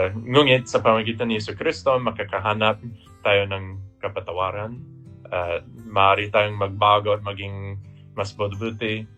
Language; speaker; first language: Filipino; non-native, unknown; English